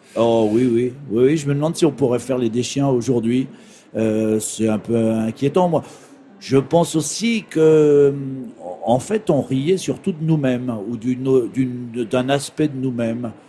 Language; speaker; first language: French; native; French